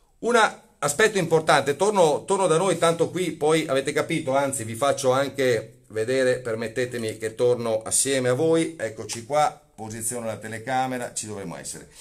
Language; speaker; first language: Italian; native; Italian